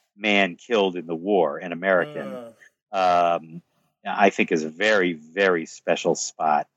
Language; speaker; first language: English; native; English